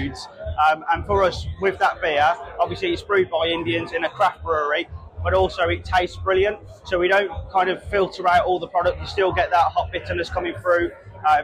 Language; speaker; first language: English; native; English